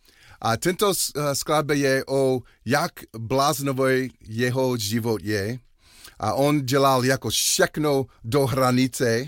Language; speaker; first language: Czech; non-native, learner; English